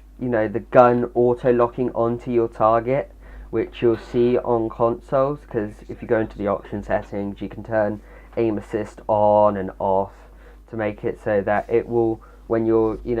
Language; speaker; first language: English; native; English